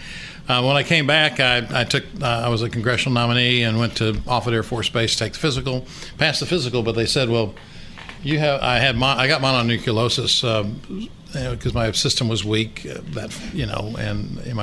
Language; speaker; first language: English; native; English